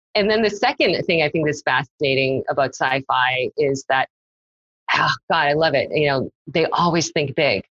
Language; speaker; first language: English; native; English